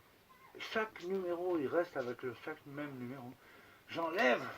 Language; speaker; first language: French; native; French